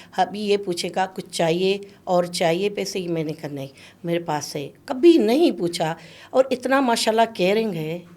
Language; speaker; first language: Urdu; non-native, local second language; Sindhi